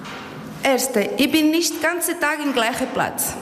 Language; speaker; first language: German; non-native, learner; Portuguese